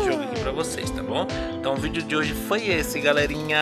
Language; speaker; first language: Portuguese; native; Portuguese